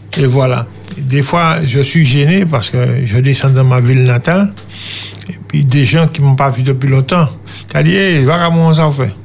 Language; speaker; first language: French; native; French